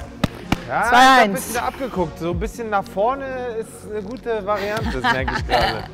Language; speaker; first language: German; native; German